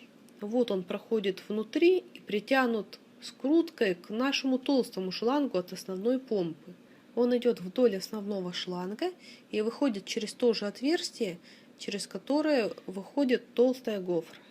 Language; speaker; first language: Russian; native; Russian